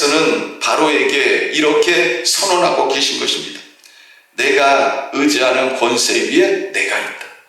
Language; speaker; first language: Korean; native; Korean